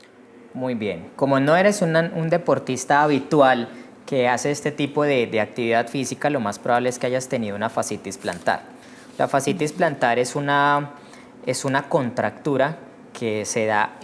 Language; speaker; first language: Spanish; native; Spanish